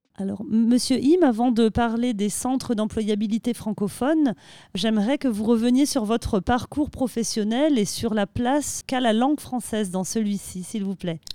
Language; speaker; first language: French; native; French